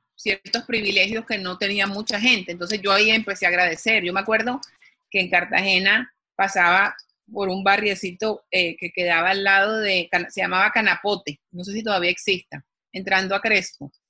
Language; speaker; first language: Spanish; native; Spanish